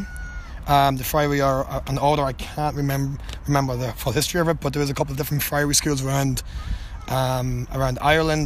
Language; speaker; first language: English; native; English